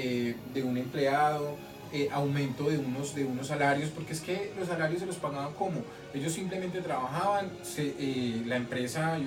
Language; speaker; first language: Spanish; native; Spanish